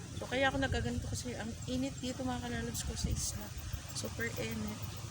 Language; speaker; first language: Filipino; native; Filipino